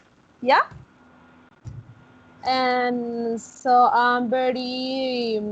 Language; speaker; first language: English; non-native, learner; Spanish